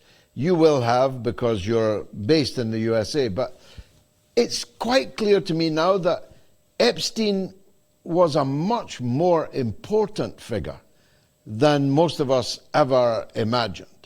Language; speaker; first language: English; native; English